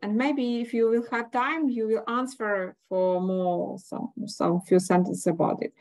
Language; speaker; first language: English; non-native, learner; Ukrainian